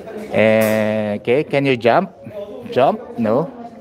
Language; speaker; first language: English; non-native, local second language; Filipino